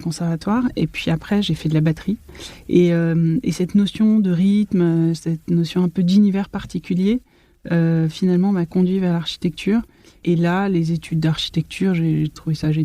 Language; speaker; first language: French; native; French